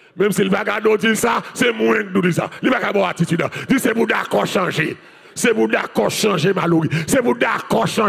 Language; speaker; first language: French; non-native, learner; Haitian Creole